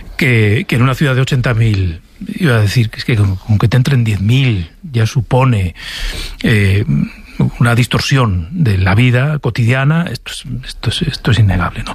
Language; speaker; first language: Spanish; native; Spanish